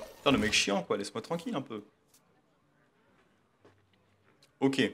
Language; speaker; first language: French; native; French